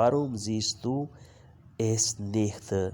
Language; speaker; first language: German; non-native, fluent; Urdu